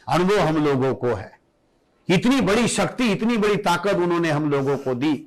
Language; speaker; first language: Hindi; non-native, local second language; Marathi